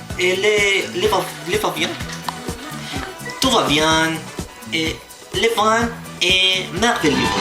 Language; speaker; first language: French; non-native, learner; Spanish